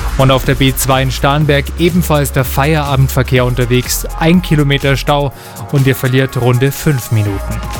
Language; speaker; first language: German; native; German